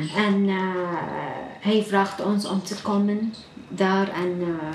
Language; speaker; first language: Dutch; non-native, learner; Arabic